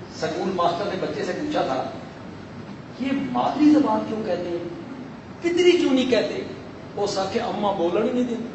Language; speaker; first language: Urdu; non-native, local second language; Punjabi